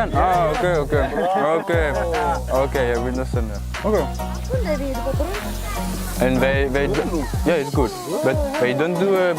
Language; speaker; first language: English; non-native, learner; French